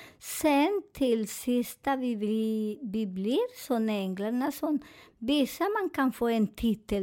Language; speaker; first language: Swedish; non-native, fluent; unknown